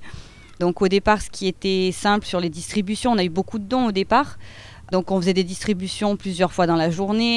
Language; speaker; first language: French; native; French